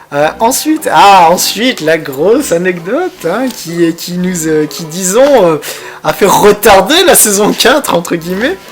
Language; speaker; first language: French; native; French